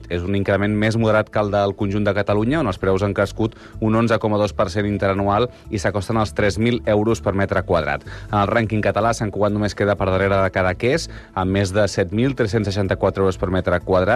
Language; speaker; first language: Catalan; native; Catalan